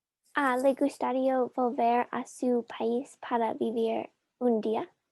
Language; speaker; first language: Spanish; non-native, learner; English